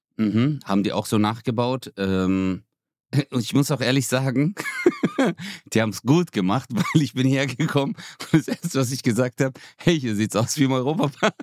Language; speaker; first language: German; early bilingual, other home language; Turkish